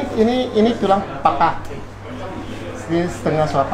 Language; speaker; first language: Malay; non-native, local second language; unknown